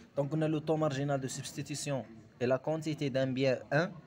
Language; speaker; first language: French; non-native, local second language; Arabic